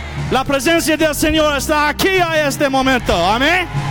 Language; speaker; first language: Spanish; non-native, learner; English